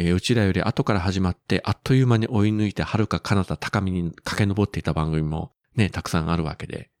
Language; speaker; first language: Japanese; native; Japanese